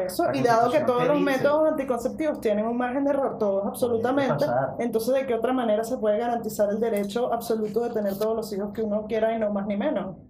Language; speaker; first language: Spanish; native; Spanish